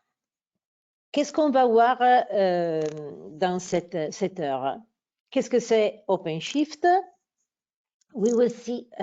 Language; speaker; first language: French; non-native, fluent; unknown